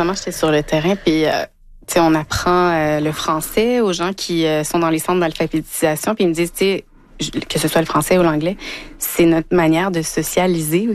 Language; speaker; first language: French; native; French